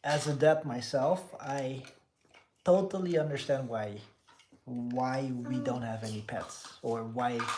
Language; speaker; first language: English; non-native, fluent; Dutch